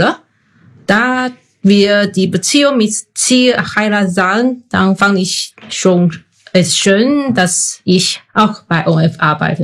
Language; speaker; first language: German; non-native, fluent; Chinese